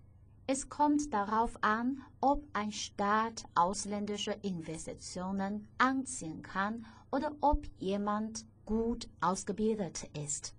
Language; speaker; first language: German; non-native, fluent; Chinese